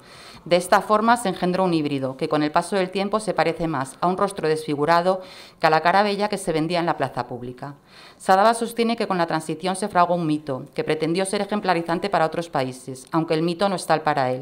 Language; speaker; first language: Spanish; native; Spanish